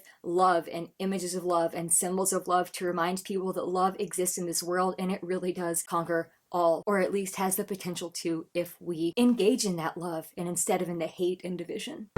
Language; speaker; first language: English; native; English